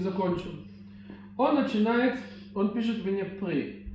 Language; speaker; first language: Russian; early bilingual, heritage; Russian